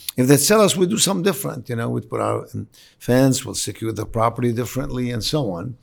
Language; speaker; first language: English; non-native, fluent; Arabic